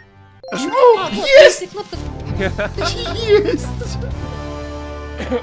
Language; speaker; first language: Russian; native; Russian